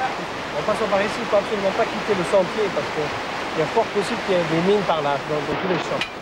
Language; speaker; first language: French; non-native, fluent; Persian